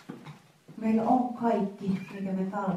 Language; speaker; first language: Finnish; non-native, fluent; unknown